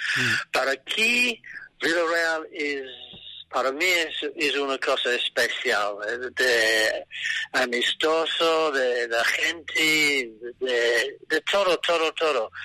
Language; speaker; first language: Spanish; non-native, learner; English